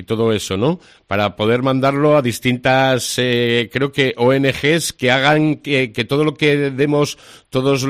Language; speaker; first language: Spanish; native; Spanish